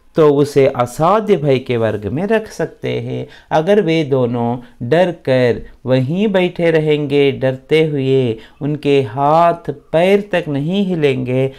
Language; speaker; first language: Hindi; non-native, local second language; Kannada